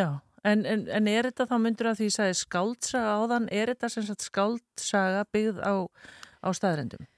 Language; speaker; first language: Icelandic; native; Icelandic